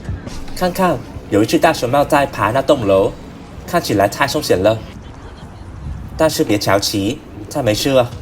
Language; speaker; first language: Chinese; non-native, learner; Vietnamese